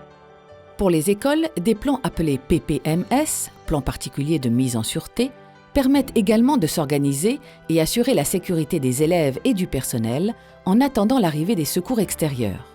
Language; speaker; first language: French; native; French